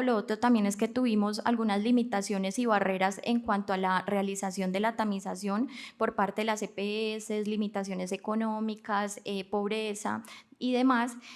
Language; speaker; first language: Spanish; native; Spanish